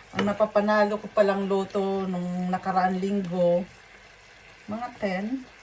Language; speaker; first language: Filipino; non-native, local second language; Waray